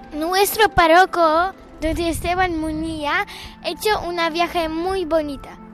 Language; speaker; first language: Spanish; early bilingual, other home language; Polish